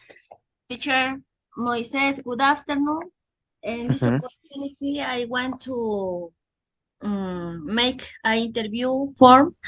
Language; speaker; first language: English; non-native, learner; Spanish